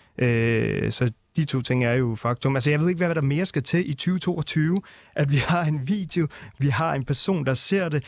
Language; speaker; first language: Danish; early bilingual, other home language; Punjabi